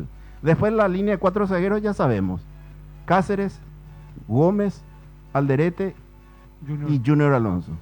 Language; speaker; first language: Spanish; native; Spanish